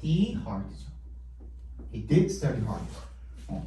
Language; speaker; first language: English; non-native, fluent; Korean